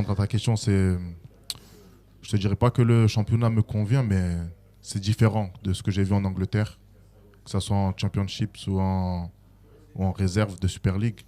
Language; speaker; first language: French; native; French